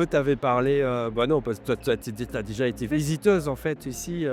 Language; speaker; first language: French; native; French